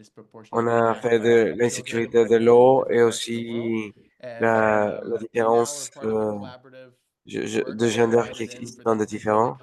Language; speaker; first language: French; non-native, learner; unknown